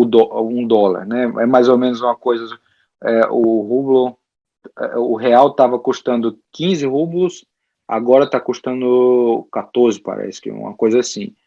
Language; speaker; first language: Portuguese; early bilingual, heritage; Portuguese